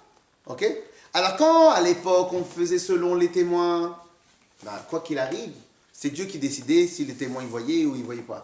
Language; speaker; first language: French; native; French